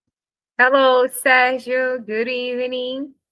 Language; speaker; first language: English; non-native, fluent; Portuguese